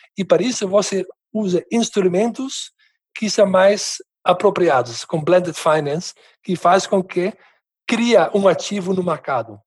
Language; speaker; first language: Portuguese; non-native, fluent; Dutch